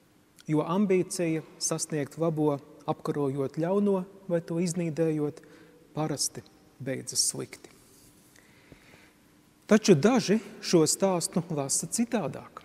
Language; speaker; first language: Latvian; native; Latvian